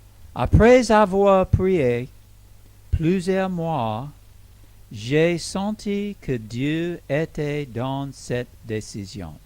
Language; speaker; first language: French; non-native, learner; English